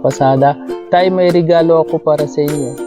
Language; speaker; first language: Filipino; non-native, learner; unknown